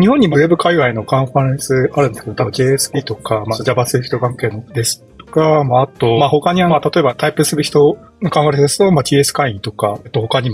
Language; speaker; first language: Japanese; native; Japanese